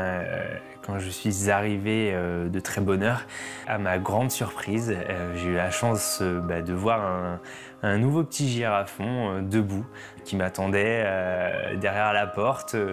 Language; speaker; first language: French; native; French